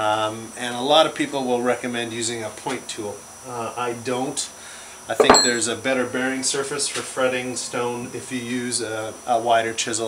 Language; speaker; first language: English; native; English